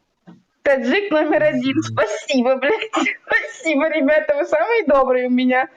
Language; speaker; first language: Russian; native; Russian